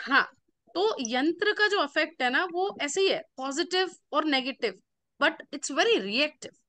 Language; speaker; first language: Hindi; native; Hindi